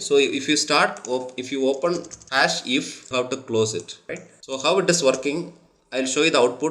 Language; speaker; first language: English; non-native, local second language; Tamil